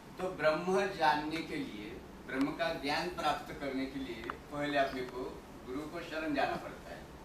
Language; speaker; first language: Hindi; non-native, local second language; Marathi